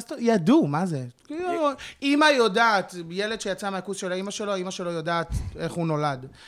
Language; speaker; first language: Hebrew; native; Hebrew